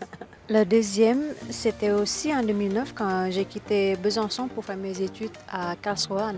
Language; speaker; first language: French; non-native, fluent; Indonesian